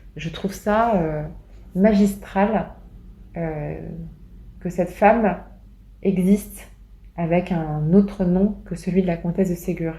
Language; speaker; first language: French; native; French